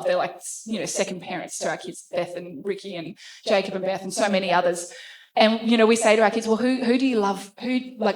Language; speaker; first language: English; native; English